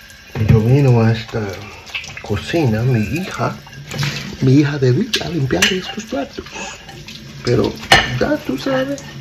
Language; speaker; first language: Spanish; early bilingual, heritage; English